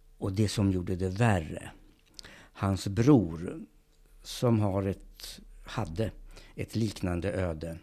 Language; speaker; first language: Swedish; early bilingual, other home language; Hungarian